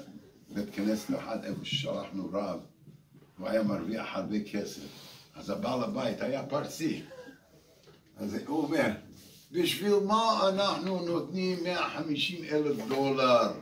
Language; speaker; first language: Hebrew; non-native, fluent; English